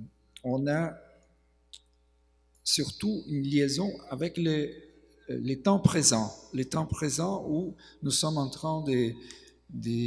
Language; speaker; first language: French; non-native, fluent; Portuguese